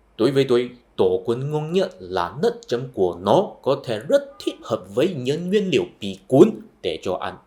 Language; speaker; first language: Vietnamese; non-native, fluent; Chinese